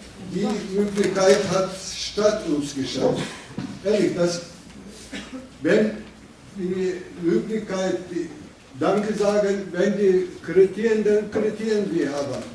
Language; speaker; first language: German; non-native, learner; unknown